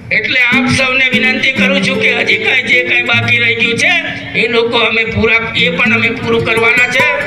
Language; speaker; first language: Gujarati; non-native, local second language; Rathawi